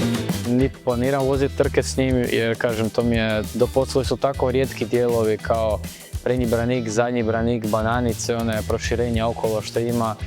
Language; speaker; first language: Croatian; native; Croatian